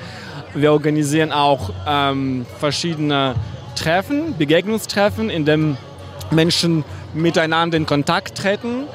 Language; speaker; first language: German; non-native, fluent; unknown